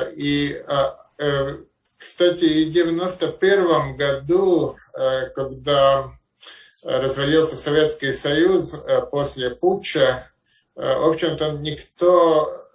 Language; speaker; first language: Russian; non-native, fluent; Latvian